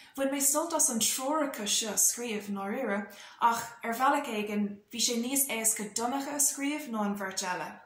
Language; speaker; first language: Irish; non-native, local second language; English